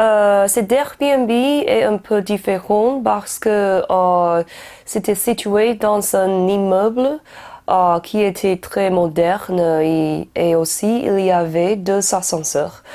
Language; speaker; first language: French; non-native, learner; Chinese